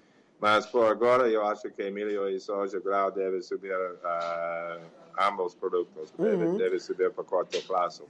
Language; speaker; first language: Portuguese; non-native, fluent; English